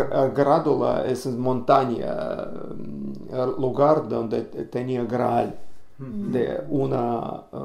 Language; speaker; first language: Spanish; non-native, learner; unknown